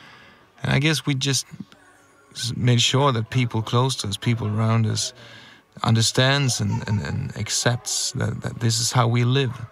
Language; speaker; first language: English; non-native, fluent; Swedish